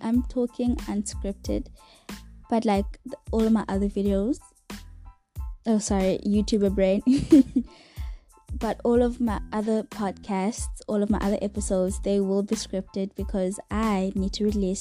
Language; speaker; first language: English; non-native, local second language; Xhosa